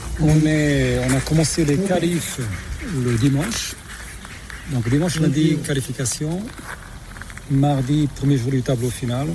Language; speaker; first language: French; non-native, fluent; Portuguese